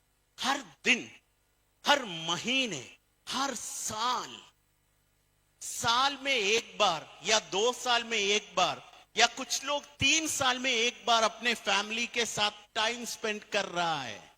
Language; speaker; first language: Hindi; non-native, fluent; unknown